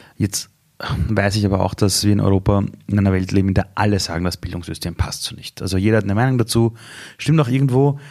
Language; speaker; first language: German; early bilingual, other home language; Persian